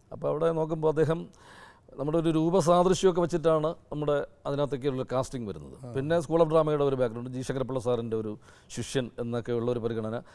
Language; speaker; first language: Malayalam; native; Malayalam